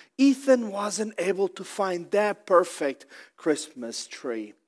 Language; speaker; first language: English; non-native, fluent; Portuguese